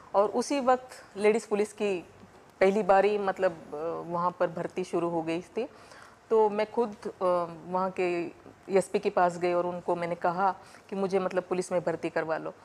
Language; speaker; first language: Hindi; non-native, local second language; Marathi